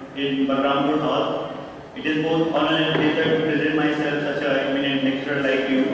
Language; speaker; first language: English; non-native, local second language; Hindi